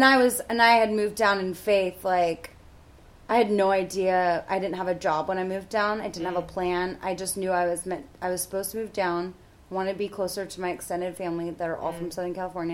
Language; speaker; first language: English; native; English